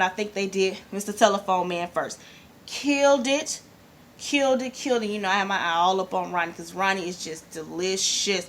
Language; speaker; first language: English; native; English